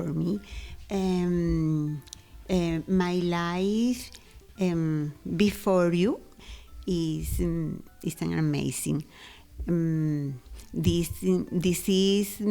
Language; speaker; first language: English; non-native, learner; Spanish